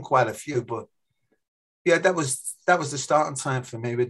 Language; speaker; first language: English; native; English